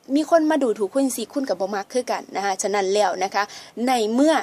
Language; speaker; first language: Thai; native; Thai